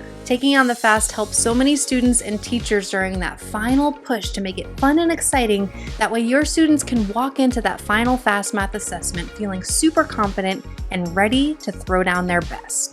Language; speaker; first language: English; native; English